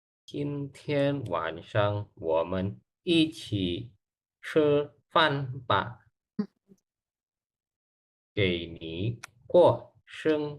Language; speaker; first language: Chinese; non-native, learner; Indonesian